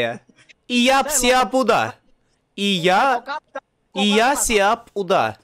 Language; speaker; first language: Indonesian; non-native, learner; Russian